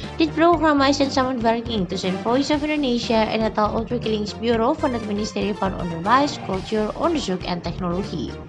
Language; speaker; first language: Dutch; non-native, fluent; Indonesian